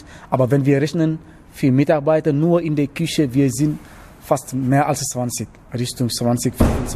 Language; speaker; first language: German; non-native, learner; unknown